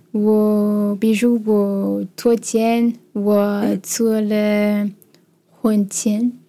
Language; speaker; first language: Chinese; non-native, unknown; French